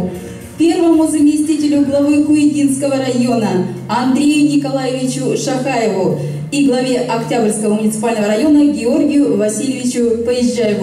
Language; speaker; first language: Russian; native; Russian